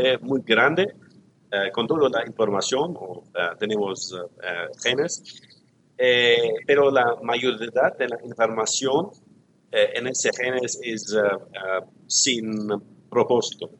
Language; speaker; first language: Spanish; non-native, learner; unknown